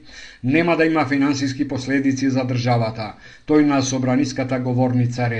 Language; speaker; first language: Macedonian; native; Macedonian